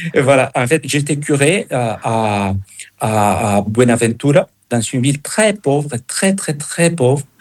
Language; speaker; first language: French; non-native, fluent; Spanish